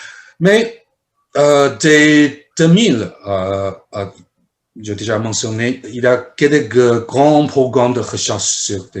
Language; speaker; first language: French; non-native, fluent; Chinese